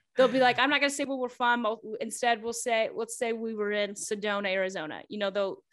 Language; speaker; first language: English; native; English